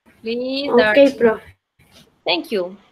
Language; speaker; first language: English; non-native, learner; Spanish